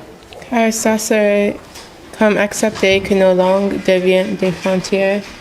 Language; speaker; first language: French; non-native, local second language; English